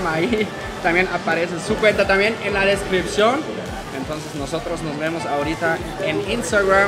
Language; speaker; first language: Spanish; non-native, fluent; German